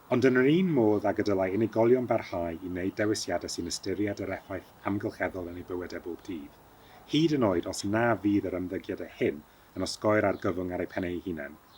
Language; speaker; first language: Welsh; early bilingual, heritage; Welsh